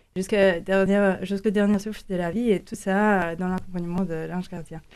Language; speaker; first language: French; non-native, fluent; Latvian